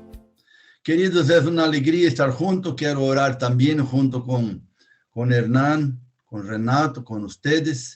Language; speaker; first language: Spanish; non-native, fluent; Portuguese